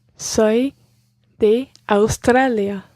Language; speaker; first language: Spanish; non-native, learner; English